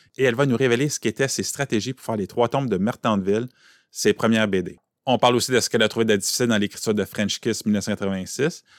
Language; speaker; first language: French; native; French